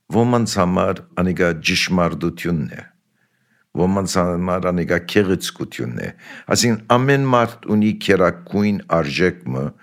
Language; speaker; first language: Armenian; early bilingual, heritage; Armenian